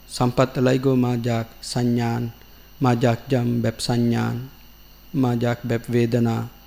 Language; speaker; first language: Thai; non-native, learner; Sinhala